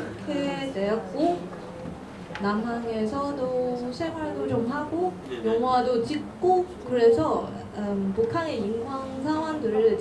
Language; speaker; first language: Korean; non-native, learner; Cantonese